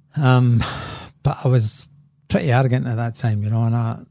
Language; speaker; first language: English; native; English